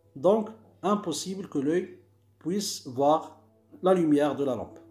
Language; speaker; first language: French; non-native, local second language; Arabic